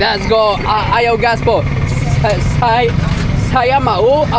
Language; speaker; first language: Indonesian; non-native, learner; English